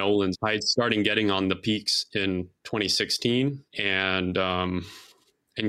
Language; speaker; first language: English; native; English